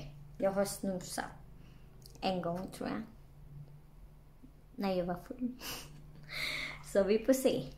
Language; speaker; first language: Swedish; non-native, learner; Filipino